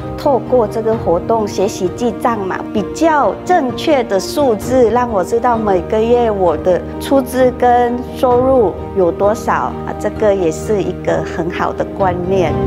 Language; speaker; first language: Chinese; non-native, fluent; Thai